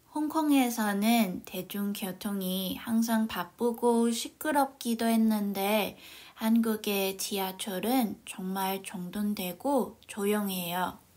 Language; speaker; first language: Korean; non-native, fluent; Cantonese